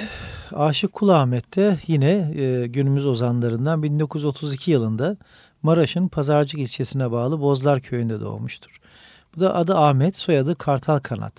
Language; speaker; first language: Turkish; native; Turkish